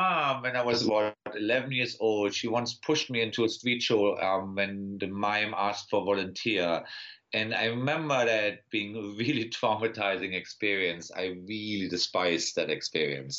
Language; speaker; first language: English; non-native, fluent; German